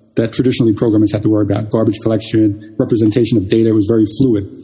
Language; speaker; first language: English; early bilingual, other home language; Jamaican Creole English